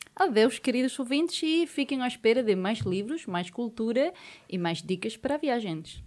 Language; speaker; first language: Portuguese; native; Portuguese